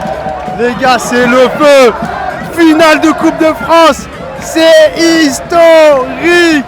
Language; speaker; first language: French; native; French